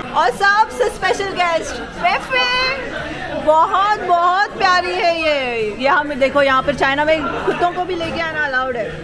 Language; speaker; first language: Hindi; non-native, local second language; Marathi